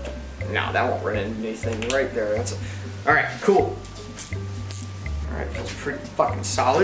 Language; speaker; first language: English; native; English